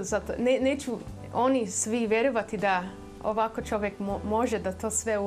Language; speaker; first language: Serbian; early bilingual, heritage; Serbian